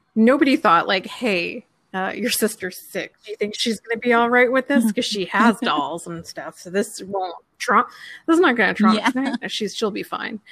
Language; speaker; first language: English; native; English